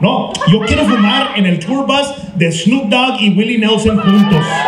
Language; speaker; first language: Spanish; early bilingual, other home language; English